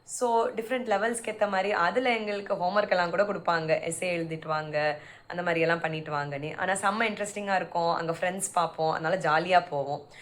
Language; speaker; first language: Tamil; early bilingual, heritage; Tamil